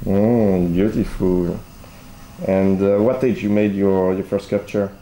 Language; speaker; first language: English; non-native, fluent; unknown